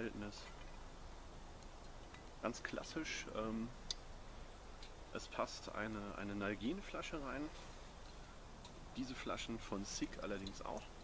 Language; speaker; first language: German; native; German